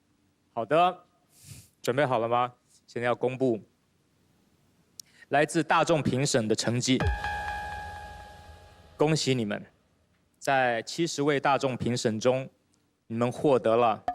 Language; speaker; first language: Chinese; native; Chinese